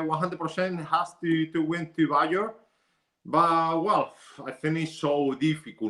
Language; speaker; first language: English; non-native, learner; Spanish